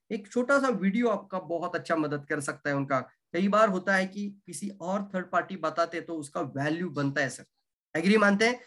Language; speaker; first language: Hindi; non-native, local second language; Marathi